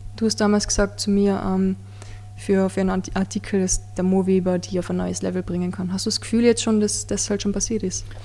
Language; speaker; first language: German; native; German